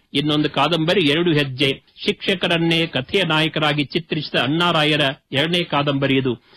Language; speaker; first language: Kannada; native; Kannada